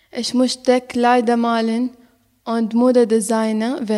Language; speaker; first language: German; non-native, learner; Arabic